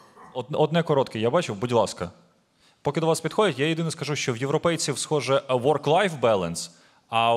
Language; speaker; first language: Ukrainian; native; Ukrainian